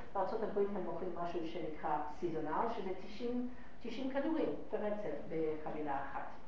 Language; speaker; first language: Hebrew; non-native, fluent; English